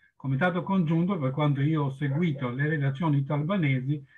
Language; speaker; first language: Italian; non-native, fluent; Albanian